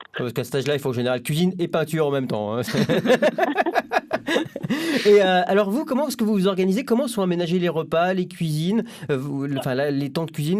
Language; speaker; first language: French; native; French